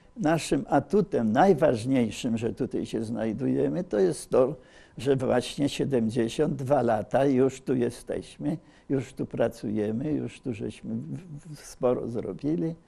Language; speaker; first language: Polish; native; Polish